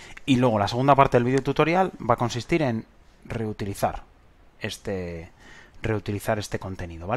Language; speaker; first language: Spanish; native; Spanish